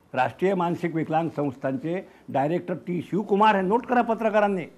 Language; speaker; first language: Hindi; non-native, local second language; Marathi